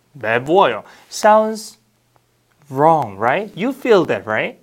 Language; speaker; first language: English; non-native, fluent; Korean